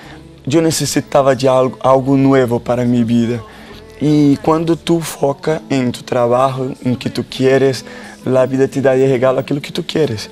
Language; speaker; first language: Spanish; non-native, learner; Portuguese